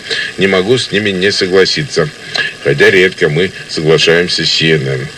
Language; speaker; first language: Russian; native; Russian